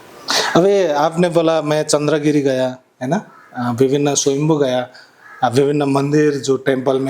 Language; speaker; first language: Hindi; non-native, learner; Nepali